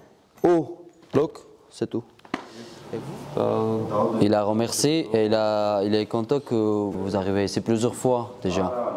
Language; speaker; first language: French; non-native, learner; Georgian